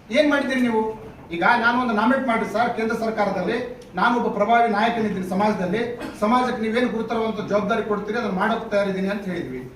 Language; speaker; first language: Kannada; non-native, local second language; Lambadi